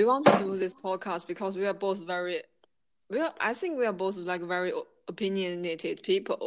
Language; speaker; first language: English; non-native, fluent; Chinese